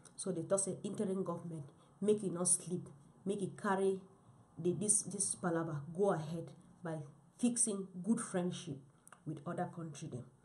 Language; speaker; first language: Nigerian Pidgin; native; Nigerian Pidgin